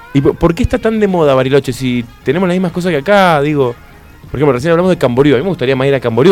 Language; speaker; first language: Spanish; native; Spanish